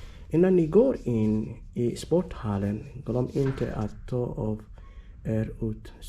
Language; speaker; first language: Swedish; non-native, learner; Somali